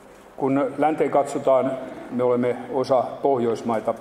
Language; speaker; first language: Finnish; native; Finnish